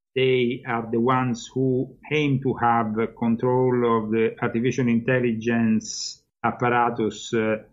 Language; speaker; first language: English; non-native, fluent; Italian